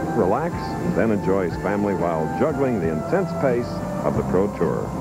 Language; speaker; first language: English; native; English